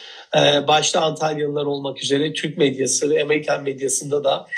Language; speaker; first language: Turkish; native; Turkish